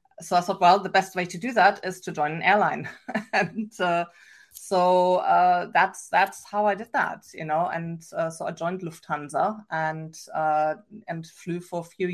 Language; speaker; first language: English; non-native, fluent; German